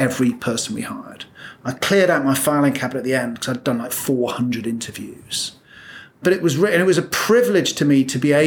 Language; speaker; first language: English; native; English